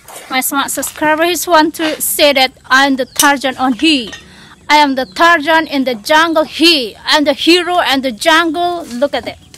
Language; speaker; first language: English; non-native, learner; Indonesian